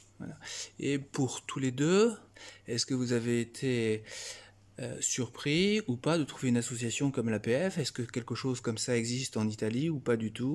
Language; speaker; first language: French; native; French